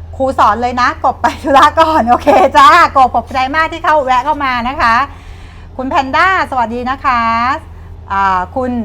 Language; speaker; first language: Thai; native; Thai